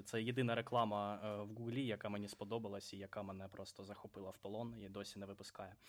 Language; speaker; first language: Ukrainian; non-native, local second language; Russian